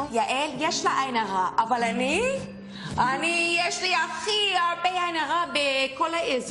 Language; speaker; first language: Hebrew; non-native, fluent; English